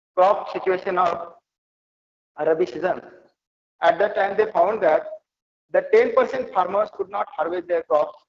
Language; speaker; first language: English; non-native, local second language; Marathi